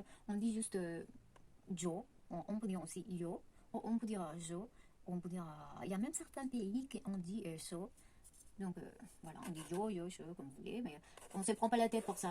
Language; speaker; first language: French; non-native, fluent; Spanish